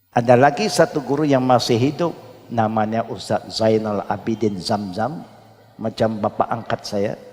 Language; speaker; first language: Malay; non-native, local second language; Chinese